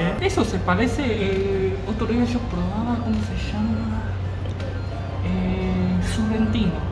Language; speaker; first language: Spanish; non-native, learner; Chinese